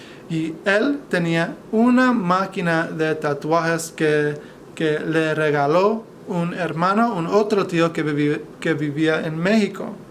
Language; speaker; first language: Spanish; non-native, fluent; English